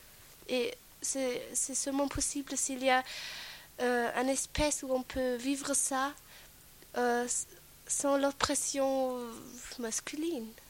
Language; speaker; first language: French; non-native, fluent; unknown